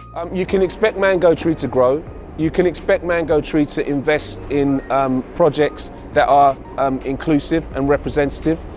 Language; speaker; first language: English; native; English